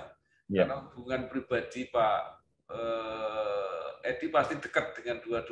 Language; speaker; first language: Indonesian; native; Indonesian